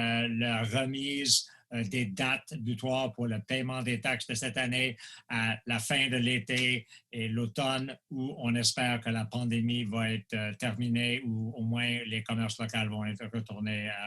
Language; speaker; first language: French; non-native, local second language; English